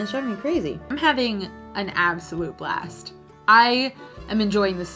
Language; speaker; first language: English; native; English